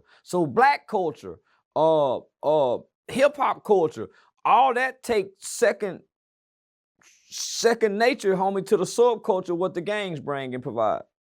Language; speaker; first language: English; native; English